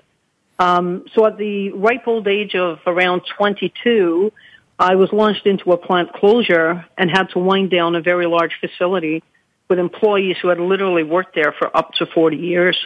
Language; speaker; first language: English; native; English